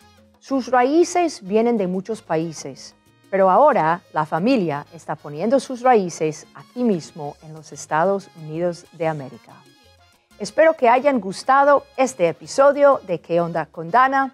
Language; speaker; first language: Spanish; non-native, fluent; English